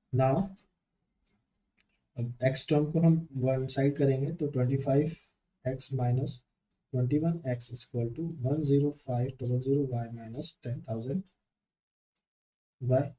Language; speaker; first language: Hindi; native; Hindi